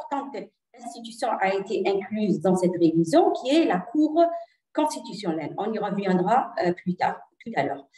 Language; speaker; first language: French; non-native, local second language; Arabic